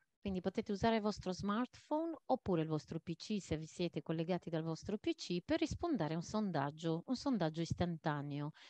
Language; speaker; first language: Italian; non-native, fluent; Maltese